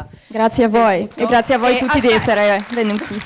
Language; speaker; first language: Italian; non-native, fluent; French